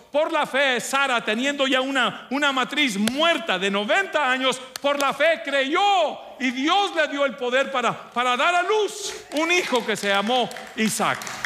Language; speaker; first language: Spanish; early bilingual, heritage; Spanish